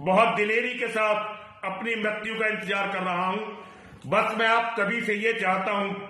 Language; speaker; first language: Hindi; native; Hindi